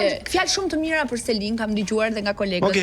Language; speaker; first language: Albanian; native; Albanian